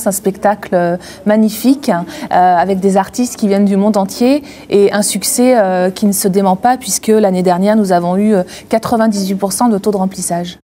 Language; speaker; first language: French; native; French